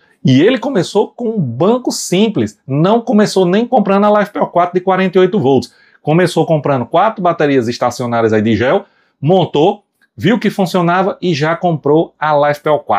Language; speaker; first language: Portuguese; native; Portuguese